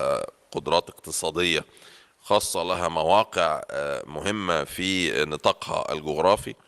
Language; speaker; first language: Arabic; native; Arabic